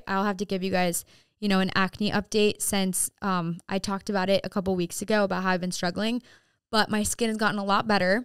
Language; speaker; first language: English; native; English